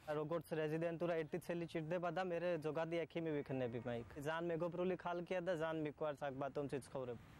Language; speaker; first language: Georgian; non-native, learner; Hindi